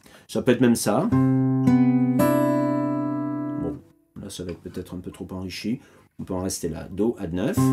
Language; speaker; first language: French; native; French